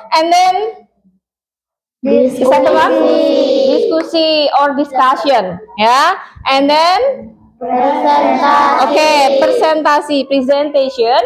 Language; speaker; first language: English; non-native, local second language; Indonesian